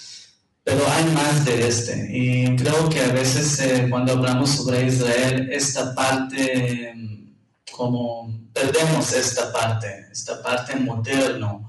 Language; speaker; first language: Spanish; non-native, fluent; Hebrew